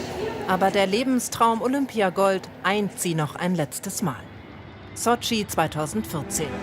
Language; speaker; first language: German; native; German